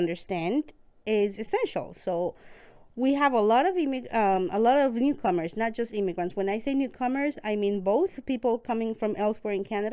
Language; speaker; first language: English; non-native, fluent; Spanish